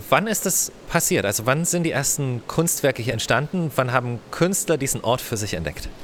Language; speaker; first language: German; native; German